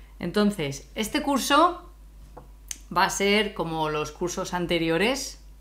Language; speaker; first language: Spanish; native; Spanish